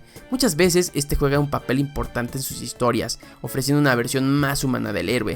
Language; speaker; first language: Spanish; native; Spanish